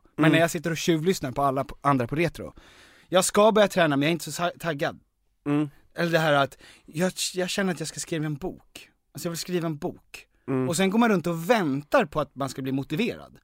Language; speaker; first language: Swedish; native; Swedish